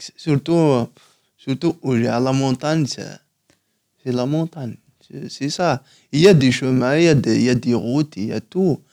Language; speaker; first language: French; non-native, local second language; Kabyle